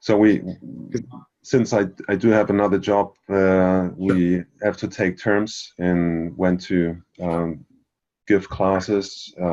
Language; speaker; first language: English; non-native, fluent; German